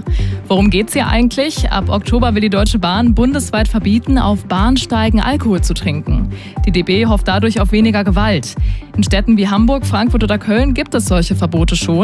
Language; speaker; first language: German; native; German